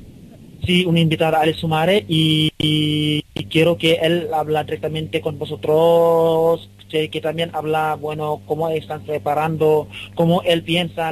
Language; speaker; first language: Spanish; non-native, learner; Wolof